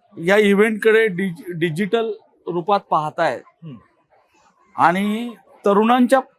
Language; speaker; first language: Marathi; native; Marathi